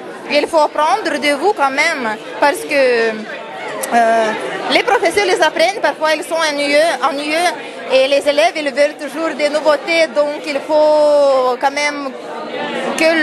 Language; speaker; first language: French; non-native, fluent; Lithuanian